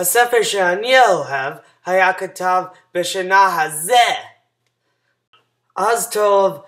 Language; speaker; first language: Hebrew; non-native, learner; English